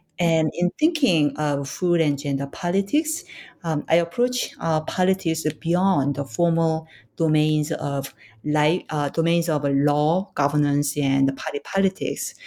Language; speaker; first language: English; non-native, fluent; Korean